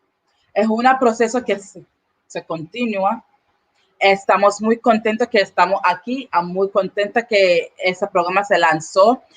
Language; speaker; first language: Spanish; non-native, learner; English